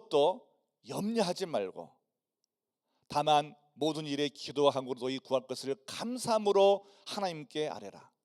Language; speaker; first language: Korean; native; Korean